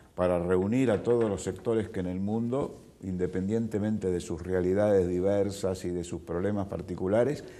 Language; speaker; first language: Spanish; native; Spanish